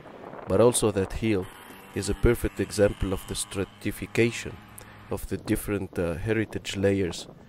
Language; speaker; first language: English; non-native, fluent; Arabic